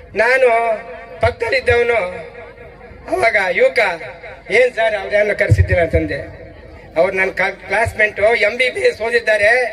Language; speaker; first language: Kannada; non-native, local second language; Telugu